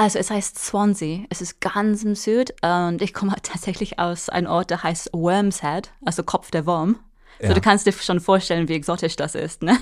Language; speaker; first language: German; non-native, fluent; English